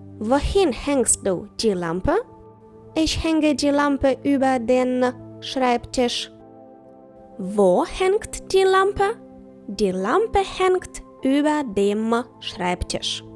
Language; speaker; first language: German; non-native, fluent; Ukrainian